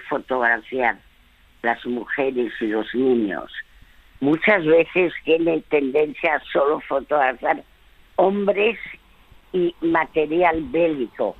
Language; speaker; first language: Spanish; early bilingual, other home language; French